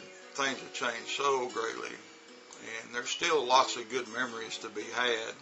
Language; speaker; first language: English; native; English